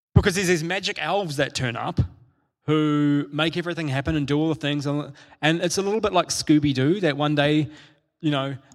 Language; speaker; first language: English; native; English